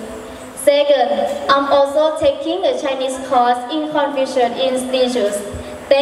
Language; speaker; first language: English; non-native, learner; Hmong